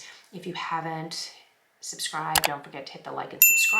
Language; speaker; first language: English; native; English